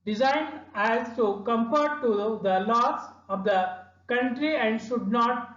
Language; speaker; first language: English; non-native, local second language; Marathi